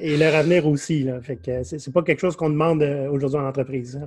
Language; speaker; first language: French; native; French